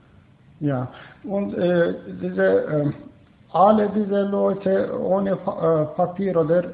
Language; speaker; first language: German; non-native, learner; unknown